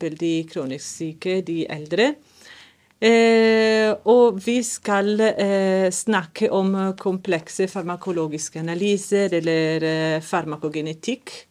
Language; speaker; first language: Norwegian; non-native, fluent; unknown